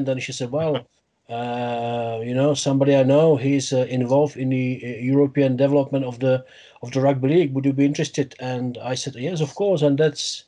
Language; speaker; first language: English; non-native, fluent; Czech